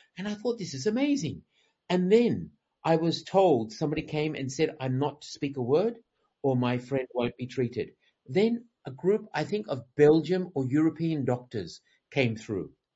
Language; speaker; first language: English; native; English